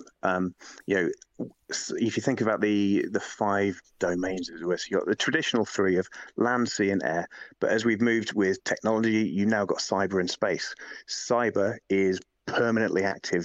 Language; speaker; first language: English; native; English